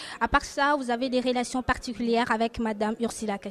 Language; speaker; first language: French; non-native, local second language; Lingala